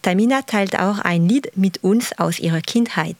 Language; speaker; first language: German; non-native, fluent; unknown